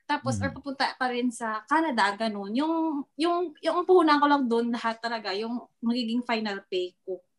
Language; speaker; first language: Filipino; non-native, local second language; Hiligaynon